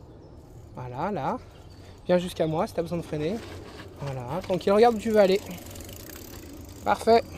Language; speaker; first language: French; native; French